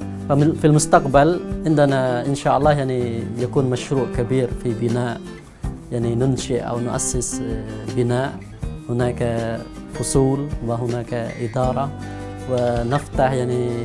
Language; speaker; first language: Arabic; non-native, fluent; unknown